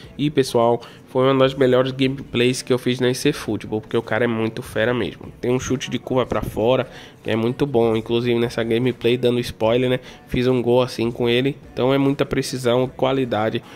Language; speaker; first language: Portuguese; native; Portuguese